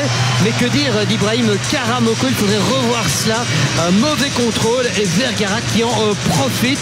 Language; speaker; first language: French; native; French